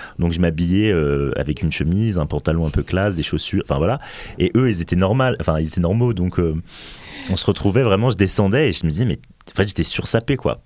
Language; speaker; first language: French; native; French